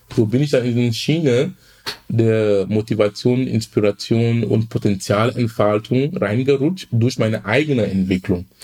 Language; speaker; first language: German; non-native, fluent; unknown